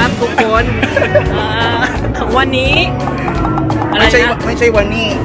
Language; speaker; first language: Thai; non-native, learner; Filipino